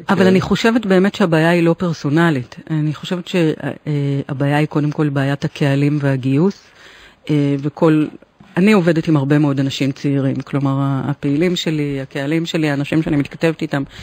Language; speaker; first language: Hebrew; native; Hebrew